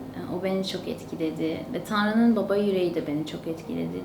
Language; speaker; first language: Turkish; early bilingual, other home language; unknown